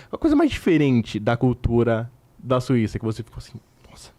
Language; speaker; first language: Portuguese; native; Portuguese